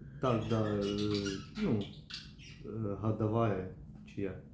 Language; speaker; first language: Ukrainian; non-native, local second language; Russian